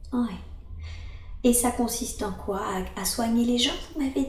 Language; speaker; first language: French; native; French